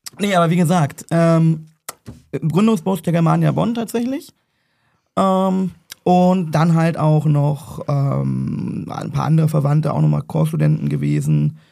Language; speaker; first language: German; native; German